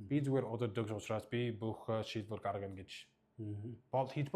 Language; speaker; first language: Mongolian; non-native, learner; English